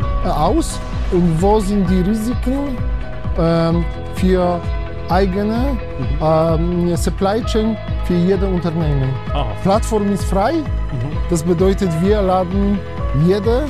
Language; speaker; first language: German; non-native, fluent; Polish